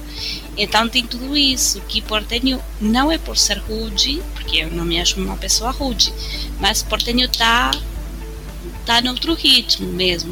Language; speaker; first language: Portuguese; non-native, fluent; Spanish